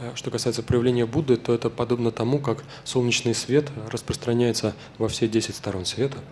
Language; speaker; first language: Russian; native; Russian